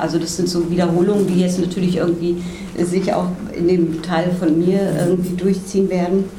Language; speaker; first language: German; native; German